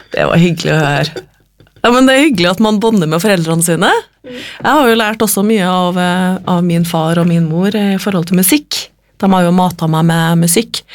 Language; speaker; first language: Norwegian; native; Norwegian